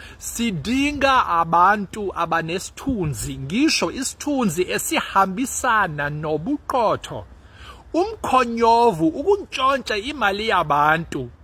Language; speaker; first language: Zulu; non-native, local second language; Afrikaans